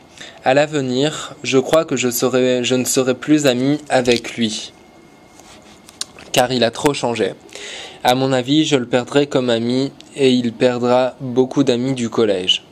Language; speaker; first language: French; non-native, learner; English